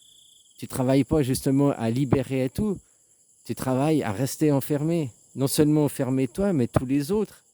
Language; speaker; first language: French; native; French